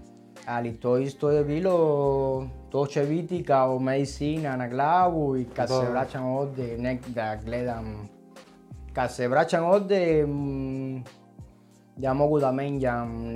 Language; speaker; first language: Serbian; non-native, learner; Spanish